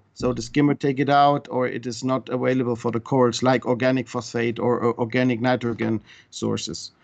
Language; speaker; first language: English; non-native, fluent; German